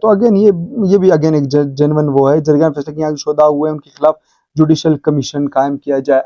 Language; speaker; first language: Urdu; non-native, local second language; Pashto